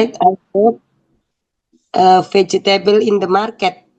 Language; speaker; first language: English; non-native, learner; Indonesian